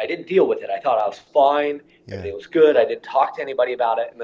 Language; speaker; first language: English; native; English